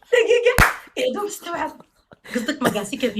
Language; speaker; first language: Arabic; native; Arabic